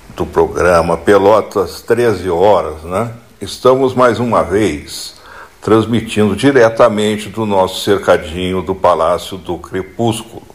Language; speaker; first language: Portuguese; native; Portuguese